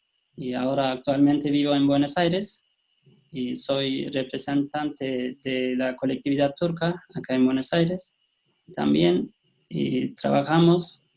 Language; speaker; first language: Spanish; non-native, fluent; Turkish